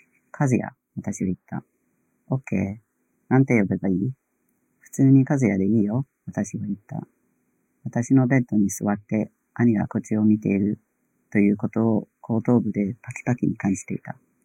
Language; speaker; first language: Japanese; non-native, fluent; English